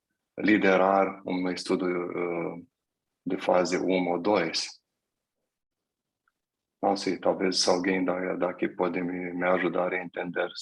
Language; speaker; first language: Portuguese; non-native, fluent; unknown